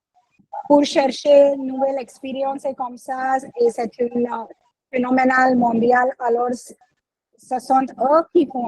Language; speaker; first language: French; non-native, learner; Hindi